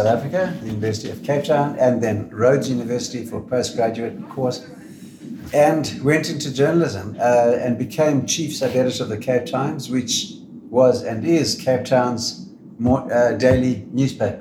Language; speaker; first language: English; native; English